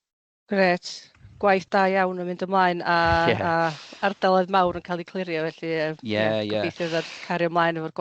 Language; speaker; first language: Welsh; native; Welsh